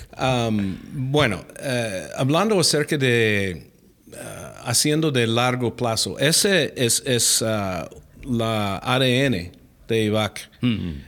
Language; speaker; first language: Spanish; non-native, fluent; English